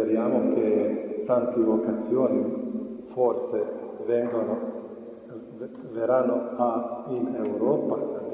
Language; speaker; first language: Italian; non-native, fluent; Croatian